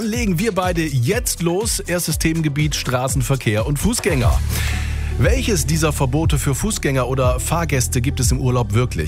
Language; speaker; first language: German; native; German